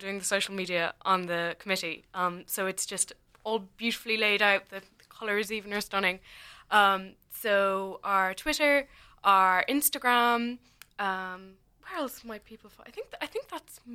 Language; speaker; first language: English; native; English